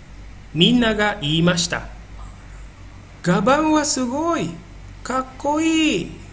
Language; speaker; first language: Japanese; non-native, fluent; Indonesian